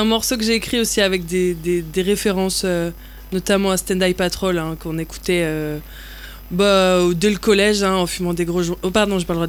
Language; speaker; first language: French; native; French